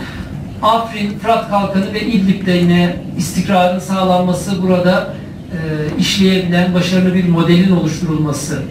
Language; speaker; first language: Turkish; native; Turkish